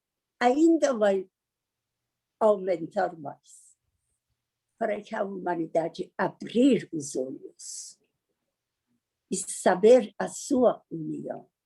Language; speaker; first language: Portuguese; non-native, learner; Persian